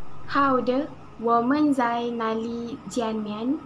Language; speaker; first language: Chinese; non-native, learner; Malay